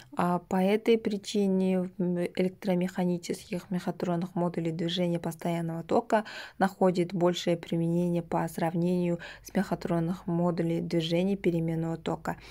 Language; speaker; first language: Russian; non-native, local second language; Kazakh